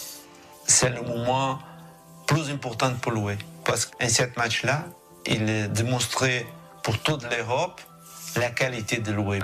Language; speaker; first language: French; non-native, fluent; Portuguese